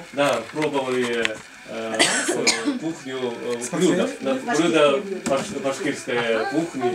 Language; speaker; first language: Russian; non-native, learner; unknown